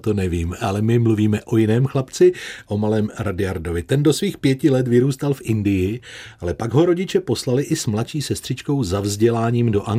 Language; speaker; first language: Czech; native; Czech